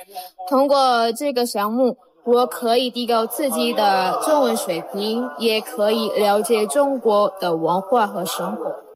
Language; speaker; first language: Chinese; non-native, fluent; Indonesian